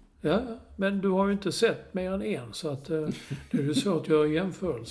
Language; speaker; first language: Swedish; native; Swedish